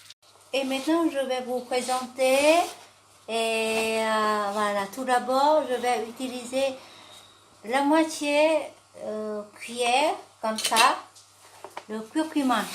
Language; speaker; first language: French; non-native, fluent; Vietnamese